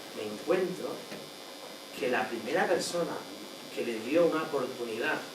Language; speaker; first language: Spanish; native; Spanish